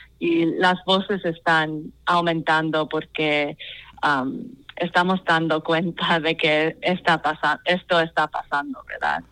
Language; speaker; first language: Spanish; non-native, fluent; English